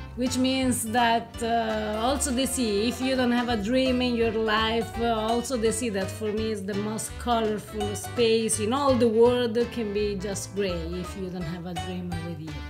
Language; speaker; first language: English; non-native, fluent; Italian